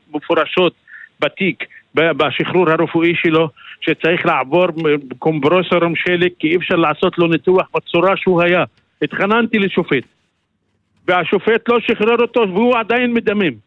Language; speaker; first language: Hebrew; non-native, local second language; Arabic